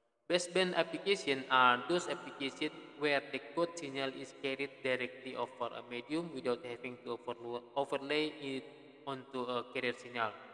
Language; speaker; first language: English; non-native, fluent; Indonesian